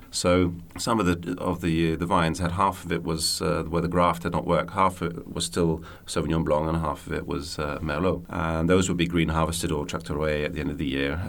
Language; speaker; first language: English; native; English